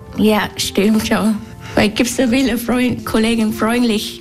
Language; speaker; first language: German; non-native, learner; Vietnamese